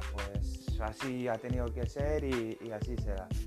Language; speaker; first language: Spanish; non-native, fluent; Lithuanian